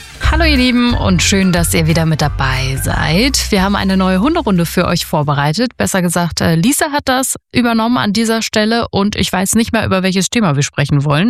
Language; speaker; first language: German; native; German